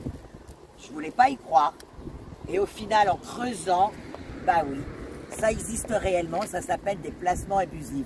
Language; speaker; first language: French; native; French